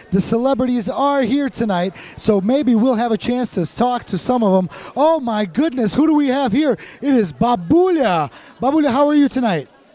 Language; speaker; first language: English; early bilingual, other home language; Russian